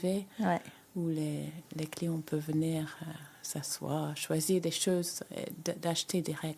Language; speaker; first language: French; native; French